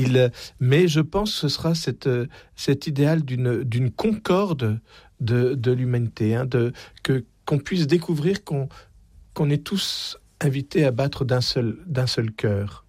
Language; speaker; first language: French; native; French